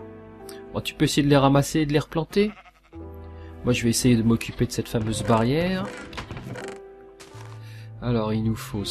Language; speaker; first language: French; native; French